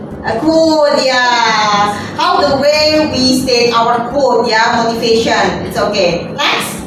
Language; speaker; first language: English; non-native, fluent; Javanese